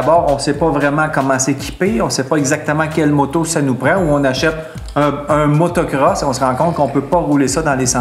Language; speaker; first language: French; native; French